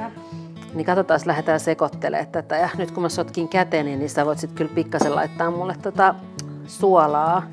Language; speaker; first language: Finnish; native; Finnish